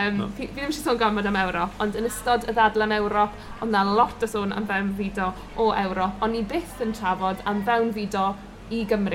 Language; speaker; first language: Welsh; native; Welsh